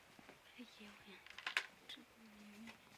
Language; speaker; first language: Chinese; non-native, local second language; Tibetan